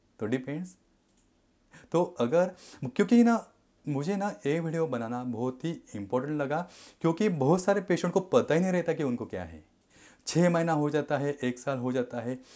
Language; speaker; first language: Hindi; non-native, local second language; Marathi